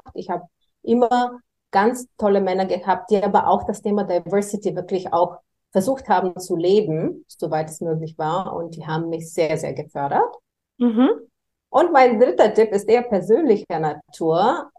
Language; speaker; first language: German; non-native, fluent; Bulgarian